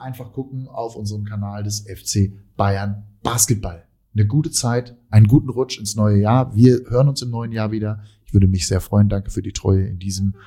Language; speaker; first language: German; native; German